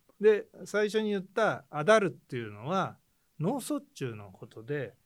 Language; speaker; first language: Japanese; native; Japanese